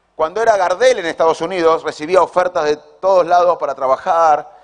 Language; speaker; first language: Spanish; native; Spanish